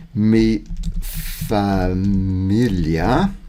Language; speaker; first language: Spanish; non-native, learner; English